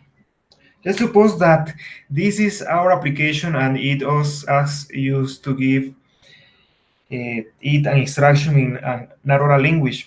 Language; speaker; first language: English; non-native, fluent; Spanish